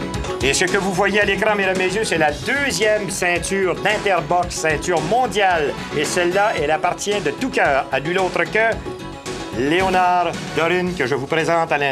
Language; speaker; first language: French; native; French